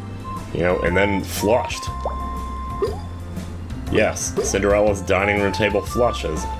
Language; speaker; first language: English; native; English